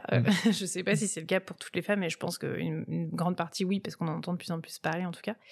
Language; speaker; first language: French; native; French